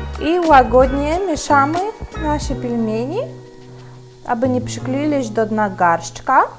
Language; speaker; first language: Polish; non-native, fluent; Ukrainian